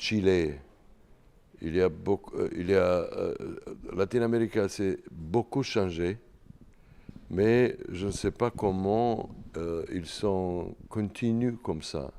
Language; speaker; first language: French; non-native, learner; Serbian